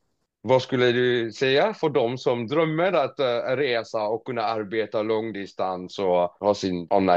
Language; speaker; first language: Swedish; non-native, fluent; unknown